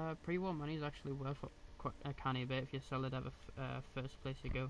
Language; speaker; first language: English; native; English